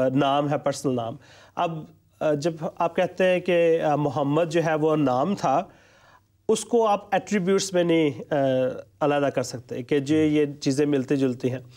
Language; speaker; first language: Urdu; non-native, local second language; Punjabi